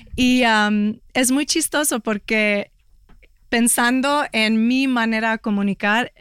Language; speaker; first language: Spanish; early bilingual, heritage; Spanish